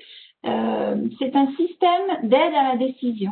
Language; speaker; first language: French; native; French